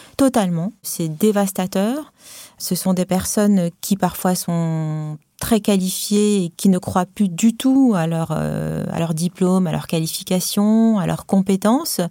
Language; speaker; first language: French; non-native, local second language; Arabic